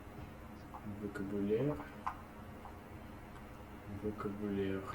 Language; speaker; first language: French; non-native, learner; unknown